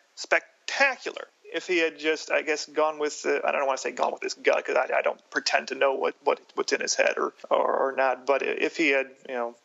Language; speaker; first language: English; native; English